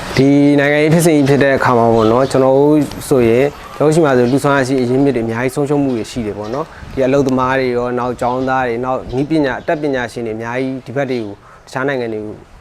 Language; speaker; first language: Burmese; native; Burmese